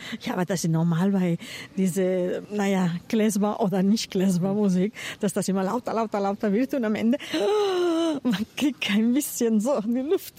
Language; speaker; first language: German; non-native, fluent; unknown